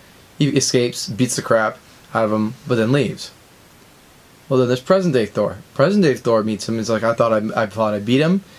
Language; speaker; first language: English; native; English